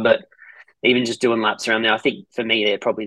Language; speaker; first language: English; native; English